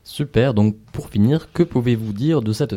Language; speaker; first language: French; native; French